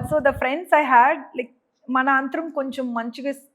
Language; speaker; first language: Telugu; non-native, learner; Tamil